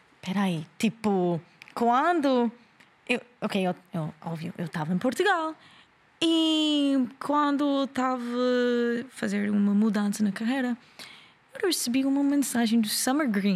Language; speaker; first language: Portuguese; non-native, learner; English